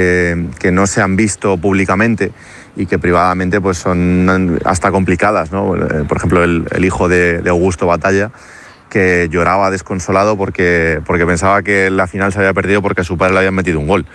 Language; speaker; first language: Spanish; native; Spanish